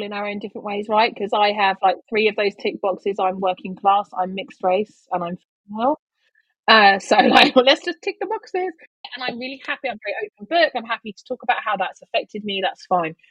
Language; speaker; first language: English; native; English